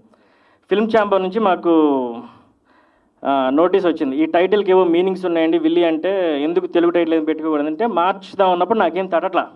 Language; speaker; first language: Telugu; native; Telugu